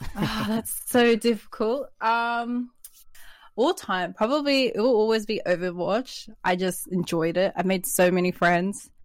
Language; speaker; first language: English; native; English